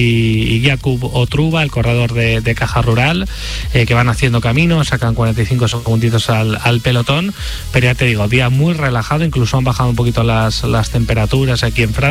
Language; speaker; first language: Spanish; native; Spanish